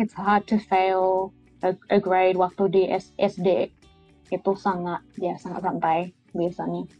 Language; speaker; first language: Indonesian; early bilingual, heritage; Indonesian